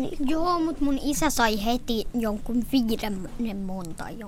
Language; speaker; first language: Finnish; early bilingual, heritage; Finnish